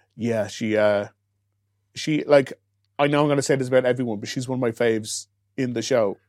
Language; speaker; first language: English; native; English